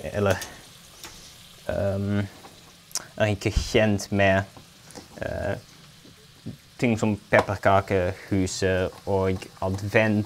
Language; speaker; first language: Norwegian; non-native, learner; Dutch